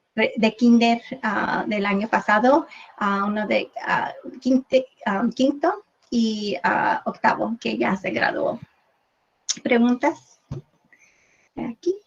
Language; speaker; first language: Spanish; early bilingual, heritage; English